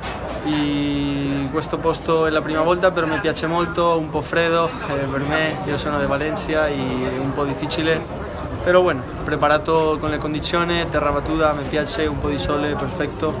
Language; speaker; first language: Italian; non-native, learner; Spanish